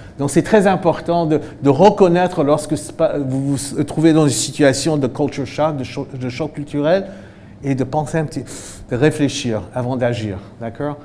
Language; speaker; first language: French; non-native, fluent; English